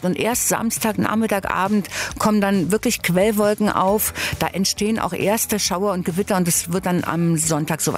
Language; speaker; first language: German; native; German